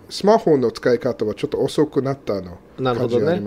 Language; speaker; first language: Japanese; non-native, fluent; English